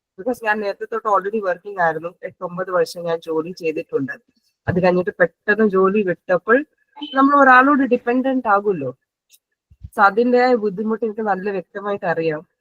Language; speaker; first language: Malayalam; non-native, local second language; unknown